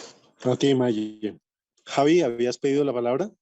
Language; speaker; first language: Spanish; native; Spanish